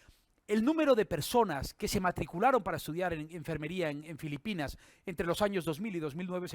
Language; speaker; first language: Spanish; native; Spanish